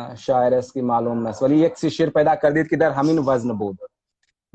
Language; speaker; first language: Persian; non-native, fluent; Hindi